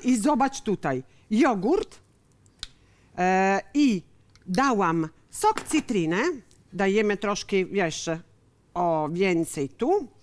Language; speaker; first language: Polish; non-native, learner; Italian